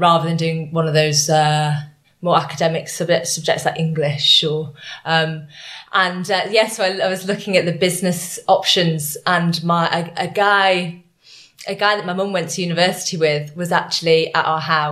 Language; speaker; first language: English; native; English